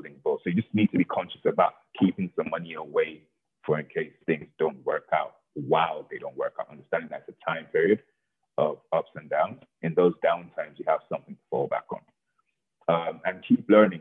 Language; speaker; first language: English; non-native, local second language; Yoruba